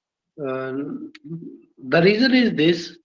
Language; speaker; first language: English; non-native, learner; Hindi